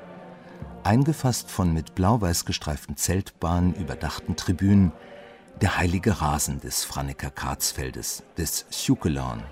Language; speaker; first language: German; native; German